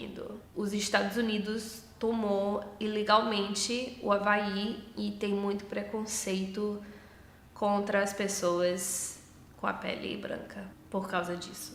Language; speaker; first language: Portuguese; early bilingual, heritage; English